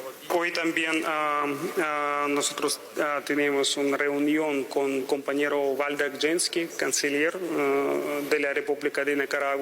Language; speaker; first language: Spanish; non-native, fluent; Russian